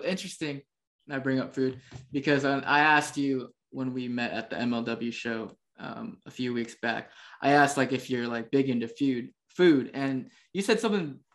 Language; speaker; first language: English; native; English